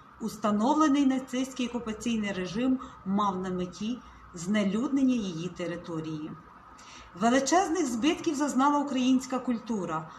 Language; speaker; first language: Ukrainian; native; Ukrainian